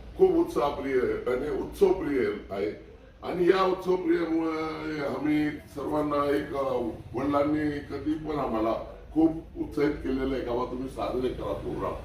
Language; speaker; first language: Marathi; non-native, local second language; Marwari